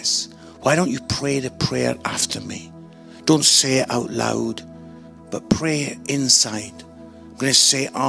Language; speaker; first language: English; native; English